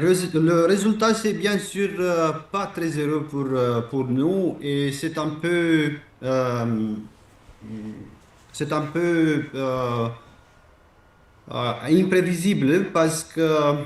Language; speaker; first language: French; non-native, fluent; Romanian